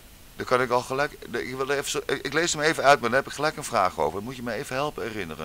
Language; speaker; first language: Dutch; native; Dutch